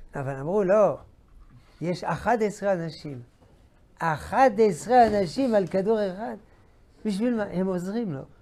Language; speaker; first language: Hebrew; non-native, fluent; French